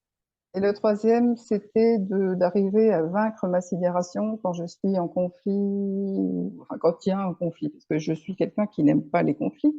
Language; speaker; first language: French; native; French